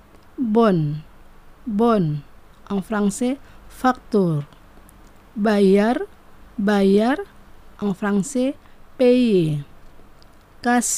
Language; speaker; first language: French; non-native, fluent; Indonesian